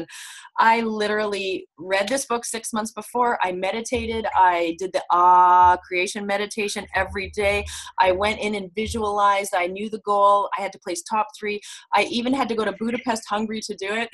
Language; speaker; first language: English; native; English